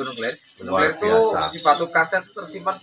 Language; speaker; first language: Indonesian; native; Indonesian